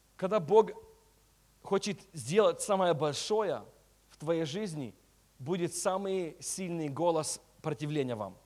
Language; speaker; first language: Russian; early bilingual, heritage; Russian